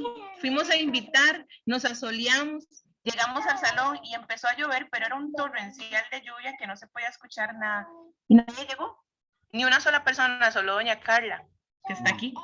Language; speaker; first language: Spanish; native; Spanish